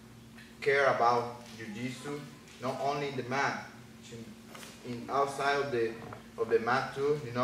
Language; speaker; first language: English; non-native, learner; Spanish